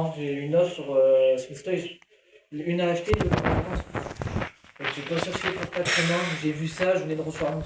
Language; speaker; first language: French; native; French